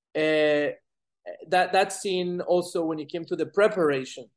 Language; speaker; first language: English; non-native, fluent; Spanish